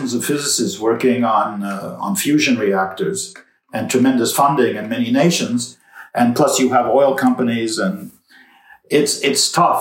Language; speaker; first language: English; native; English